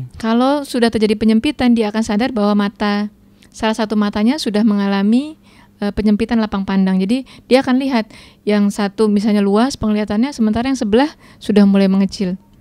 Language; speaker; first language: Indonesian; native; Indonesian